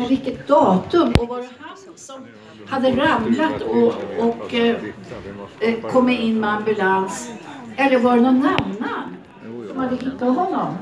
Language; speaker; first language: Swedish; non-native, fluent; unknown